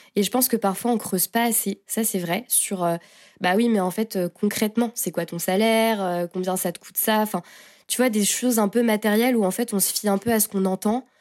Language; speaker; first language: French; native; French